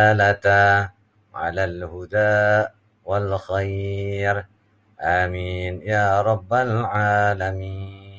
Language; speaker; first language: Arabic; non-native, fluent; Indonesian